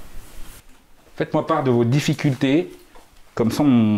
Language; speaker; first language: French; native; French